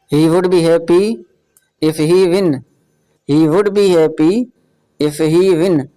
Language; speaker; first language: English; non-native, local second language; Urdu